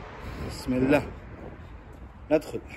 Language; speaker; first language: Arabic; non-native, local second language; Somali